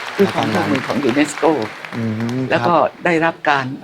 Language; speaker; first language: Thai; native; Thai